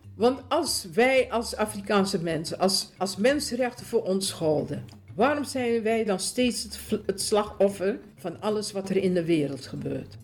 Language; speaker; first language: Dutch; native; Dutch